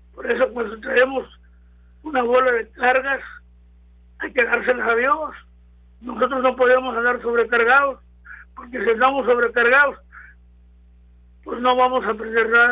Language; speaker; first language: Spanish; native; Spanish